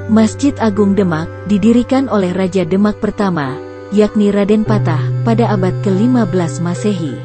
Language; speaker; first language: Indonesian; native; Indonesian